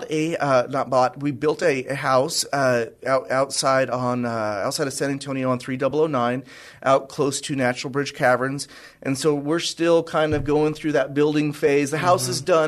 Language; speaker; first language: English; native; English